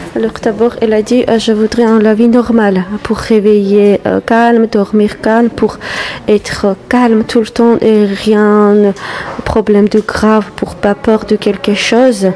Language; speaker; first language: French; non-native, learner; Russian